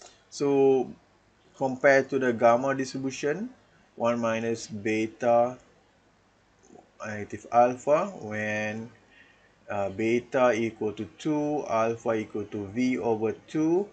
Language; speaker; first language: English; non-native, local second language; Malay